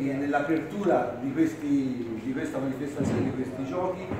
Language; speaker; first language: Italian; native; Italian